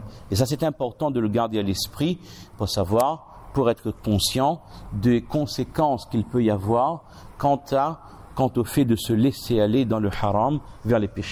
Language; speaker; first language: French; native; French